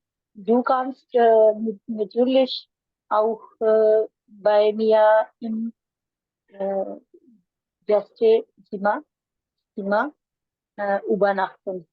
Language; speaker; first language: German; non-native, learner; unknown